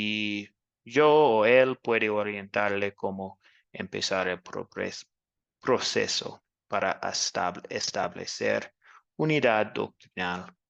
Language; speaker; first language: Spanish; non-native, fluent; English